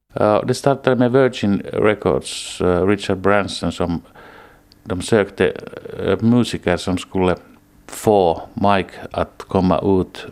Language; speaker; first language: Swedish; non-native, local second language; Finnish